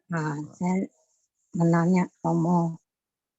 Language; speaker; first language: Indonesian; non-native, local second language; Chinese